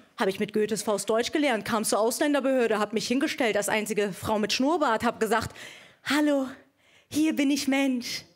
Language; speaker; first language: German; early bilingual, other home language; Persian